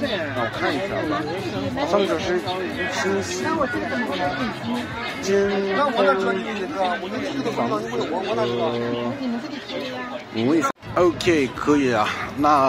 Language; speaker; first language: Chinese; non-native, learner; English